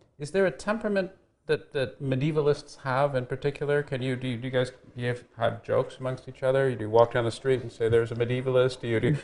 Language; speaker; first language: English; native; English